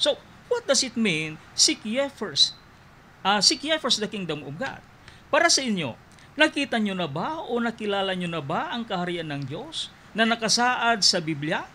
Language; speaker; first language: Filipino; non-native, local second language; Iloko